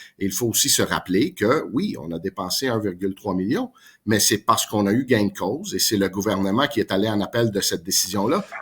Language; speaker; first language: French; non-native, local second language; English